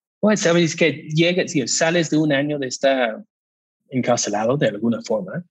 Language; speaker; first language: Spanish; non-native, fluent; English